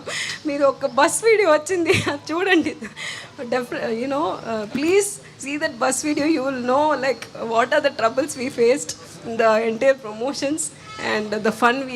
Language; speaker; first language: Telugu; non-native, learner; Tamil